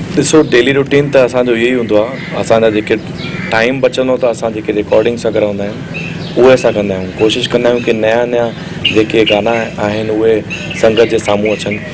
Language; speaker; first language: Sindhi; early bilingual, heritage; Sindhi